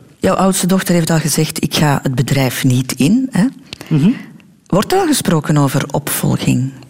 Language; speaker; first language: Dutch; native; Dutch